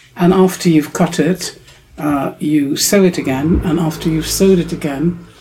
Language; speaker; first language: English; non-native, local second language; Urdu